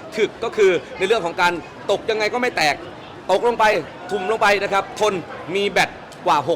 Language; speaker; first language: Thai; native; Thai